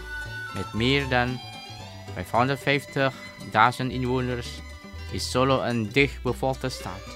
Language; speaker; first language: Dutch; non-native, fluent; Indonesian